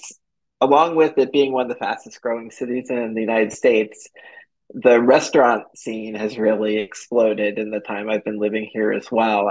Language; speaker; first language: English; native; English